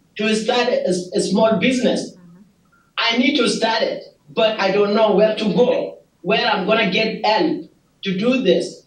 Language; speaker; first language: English; non-native, learner; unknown